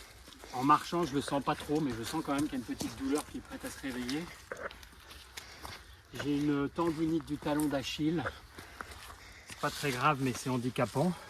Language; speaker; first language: French; native; French